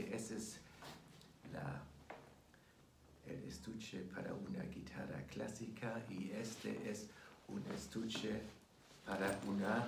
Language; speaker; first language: Spanish; non-native, fluent; German